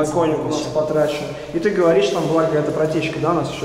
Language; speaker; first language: Russian; native; Russian